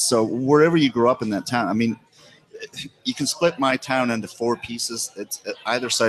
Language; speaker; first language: English; native; English